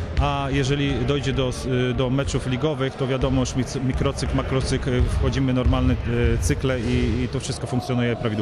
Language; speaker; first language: Polish; native; Polish